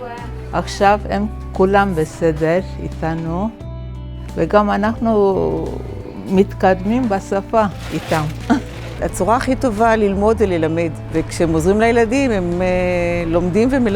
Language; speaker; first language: Hebrew; non-native, fluent; French